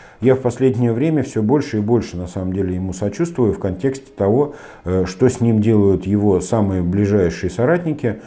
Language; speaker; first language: Russian; native; Russian